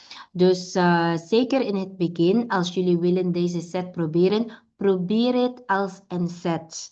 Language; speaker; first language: Dutch; non-native, learner; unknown